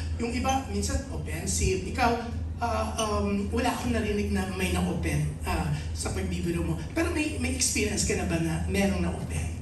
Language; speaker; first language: Filipino; native; Filipino